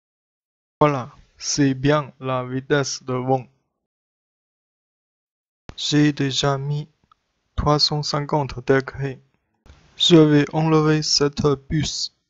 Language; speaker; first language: French; non-native, learner; Chinese